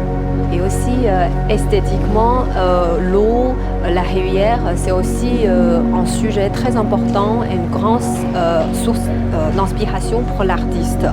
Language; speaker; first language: French; non-native, fluent; Chinese